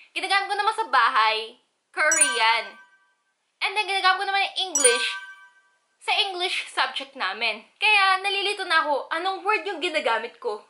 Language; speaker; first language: Filipino; early bilingual, other home language; Korean